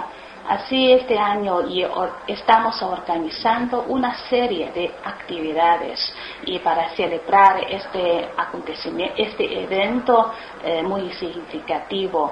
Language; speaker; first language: Spanish; non-native, learner; Chinese